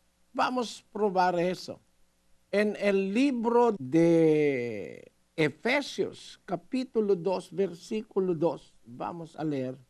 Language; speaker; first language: Spanish; non-native, learner; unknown